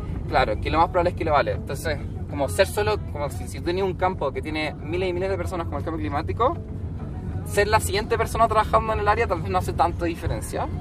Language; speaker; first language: Spanish; native; Spanish